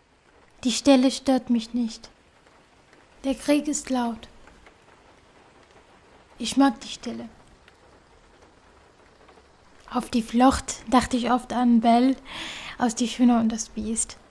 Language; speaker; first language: German; non-native, fluent; Kurdish